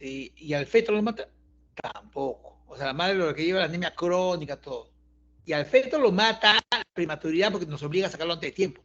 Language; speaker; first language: Spanish; native; Spanish